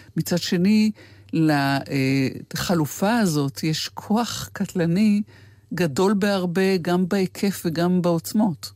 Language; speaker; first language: Hebrew; native; Hebrew